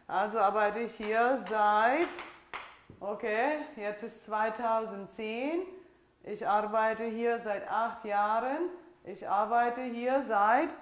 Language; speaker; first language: German; non-native, fluent; Italian